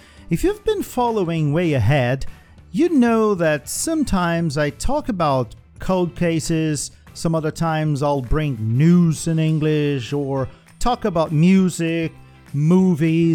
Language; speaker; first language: English; non-native, fluent; Portuguese